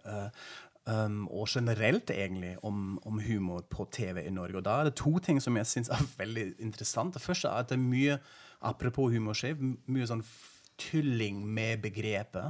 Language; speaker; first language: Norwegian; non-native, fluent; German